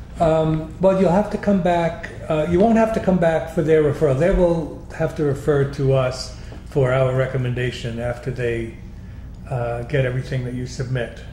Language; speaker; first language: English; native; English